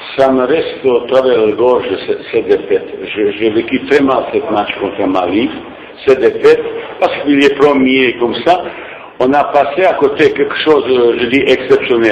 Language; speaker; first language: French; non-native, fluent; Bosnian